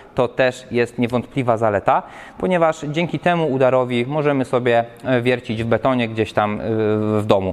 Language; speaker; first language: Polish; native; Polish